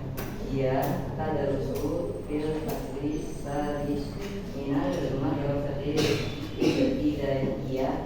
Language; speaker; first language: Arabic; non-native, learner; Indonesian